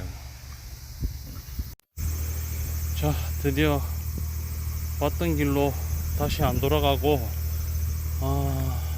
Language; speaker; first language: Korean; native; Korean